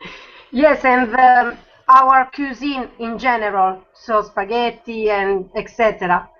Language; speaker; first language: English; non-native, learner; Italian